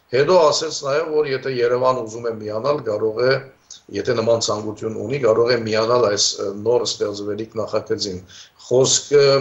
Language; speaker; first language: Armenian; early bilingual, heritage; Armenian